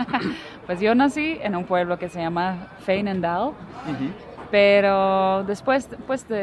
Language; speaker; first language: Spanish; non-native, fluent; Dutch